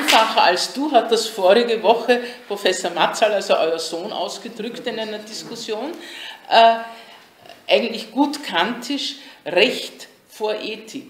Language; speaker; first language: German; native; German